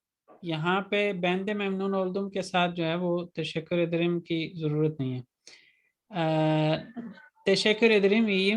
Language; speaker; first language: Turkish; non-native, fluent; Urdu